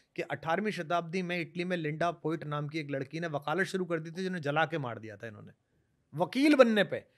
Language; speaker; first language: Hindi; native; Hindi